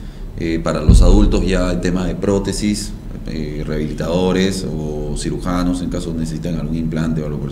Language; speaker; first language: Spanish; native; Spanish